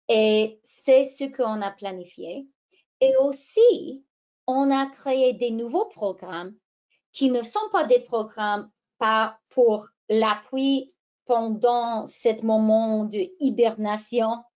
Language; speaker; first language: French; non-native, fluent; English